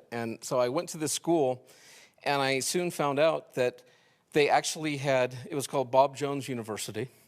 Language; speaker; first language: English; native; English